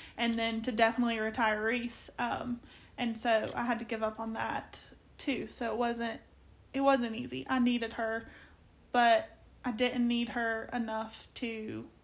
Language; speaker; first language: English; native; English